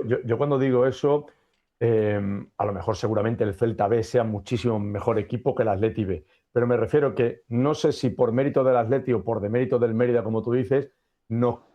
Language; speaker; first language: Spanish; native; Spanish